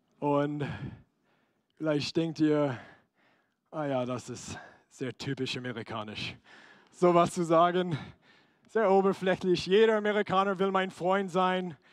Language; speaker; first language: German; non-native, fluent; English